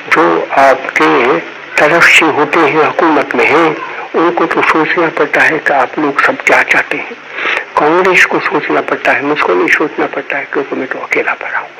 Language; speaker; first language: Hindi; non-native, local second language; Gujarati